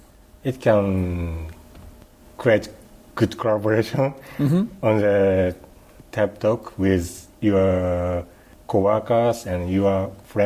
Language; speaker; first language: English; non-native, learner; Japanese